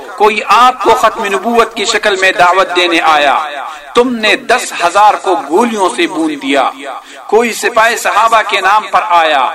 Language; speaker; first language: Urdu; non-native, local second language; Pashto